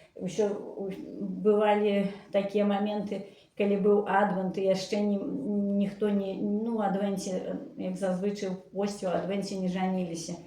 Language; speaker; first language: Belarusian; native; Belarusian